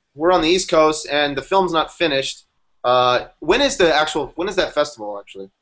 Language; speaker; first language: English; native; English